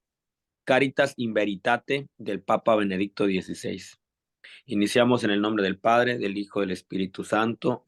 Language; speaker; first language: Spanish; native; Spanish